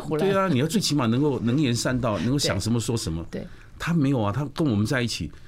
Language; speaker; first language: Chinese; native; Chinese